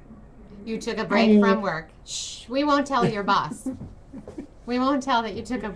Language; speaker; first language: English; native; English